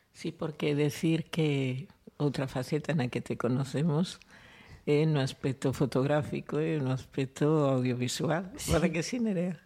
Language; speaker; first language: Galician; non-native, local second language; Spanish